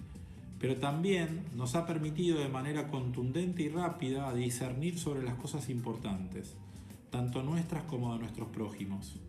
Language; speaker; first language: Spanish; native; Spanish